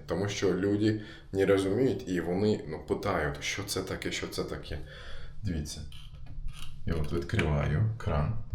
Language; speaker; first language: Ukrainian; non-native, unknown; Turkish